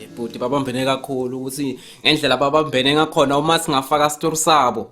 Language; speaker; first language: Zulu; non-native, local second language; Swati